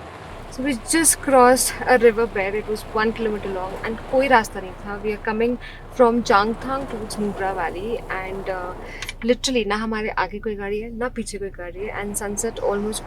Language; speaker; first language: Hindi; native; Hindi